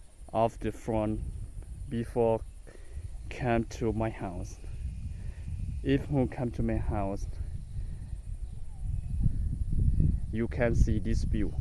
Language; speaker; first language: English; non-native, learner; Hmong